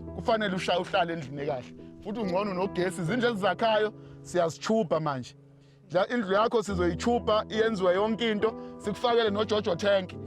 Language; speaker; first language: Zulu; native; Zulu